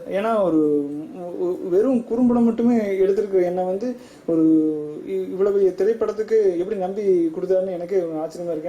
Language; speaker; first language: Tamil; native; Tamil